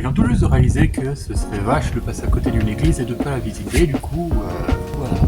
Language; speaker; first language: French; native; French